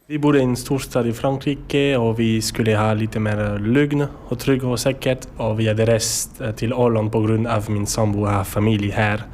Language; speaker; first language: Swedish; non-native, learner; French